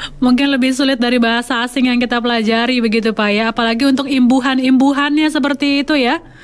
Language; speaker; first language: Indonesian; native; Indonesian